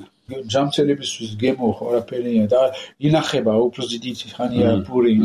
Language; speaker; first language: Georgian; non-native, learner; French